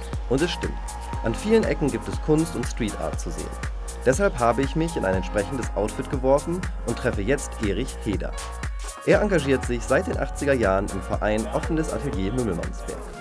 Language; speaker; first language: German; native; German